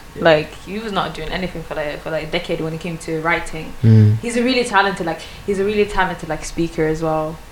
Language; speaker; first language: English; non-native, fluent; Swedish